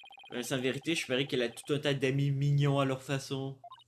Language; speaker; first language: French; native; French